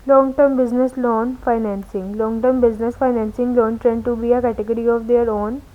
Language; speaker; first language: English; non-native, local second language; Urdu